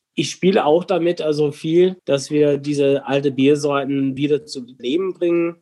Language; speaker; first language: German; non-native, fluent; English